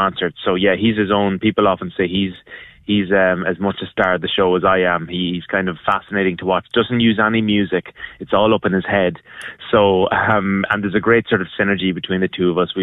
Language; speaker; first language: English; native; English